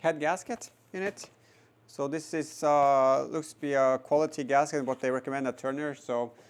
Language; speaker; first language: English; non-native, fluent; Norwegian